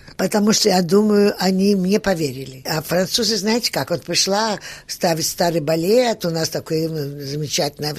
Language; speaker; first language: Russian; early bilingual, heritage; Russian